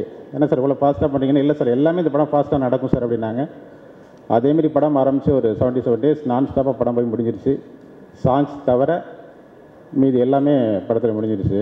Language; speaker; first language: Tamil; native; Tamil